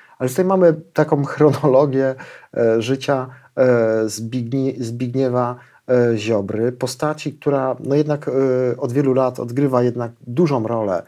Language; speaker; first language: Polish; native; Polish